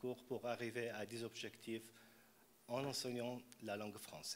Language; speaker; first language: French; non-native, fluent; Arabic